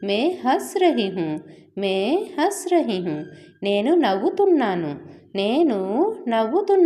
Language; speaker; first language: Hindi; non-native, local second language; Odia